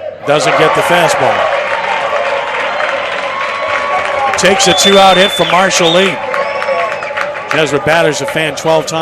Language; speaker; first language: English; native; English